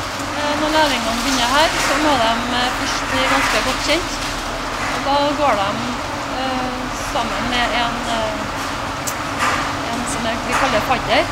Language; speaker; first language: Norwegian; native; Norwegian